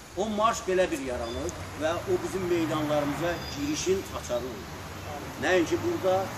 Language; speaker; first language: Azerbaijani; non-native, local second language; Talysh